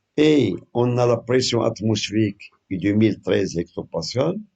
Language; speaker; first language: French; non-native, local second language; Arabic